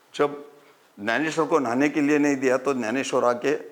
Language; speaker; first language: Hindi; non-native, local second language; Marathi